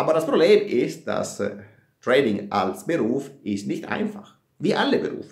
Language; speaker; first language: German; non-native, fluent; Italian